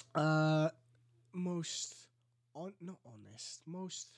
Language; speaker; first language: English; early bilingual, other home language; Greek